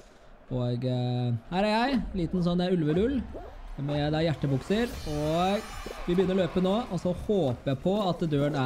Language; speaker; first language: Norwegian; native; Norwegian